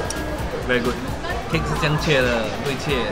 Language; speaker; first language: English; non-native, local second language; Chinese